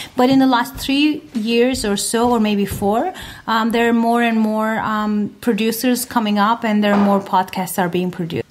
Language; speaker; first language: English; non-native, fluent; Turkish